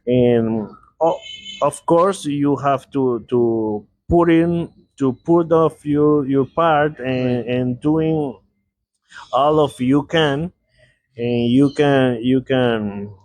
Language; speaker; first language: English; non-native, learner; Spanish